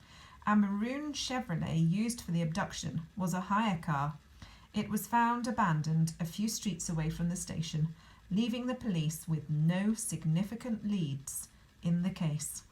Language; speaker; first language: English; native; English